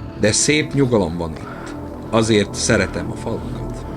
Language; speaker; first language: Hungarian; non-native, learner; Czech